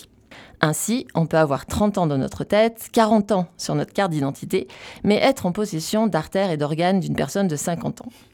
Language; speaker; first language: French; native; French